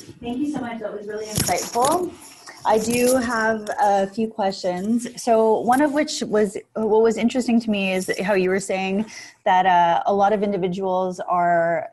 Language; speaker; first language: English; native; English